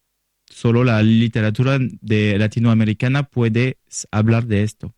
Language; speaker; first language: Spanish; non-native, learner; French